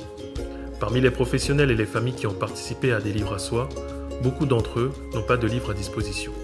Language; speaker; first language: French; native; French